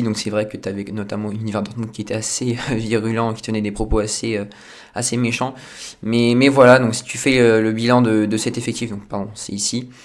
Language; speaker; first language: French; native; French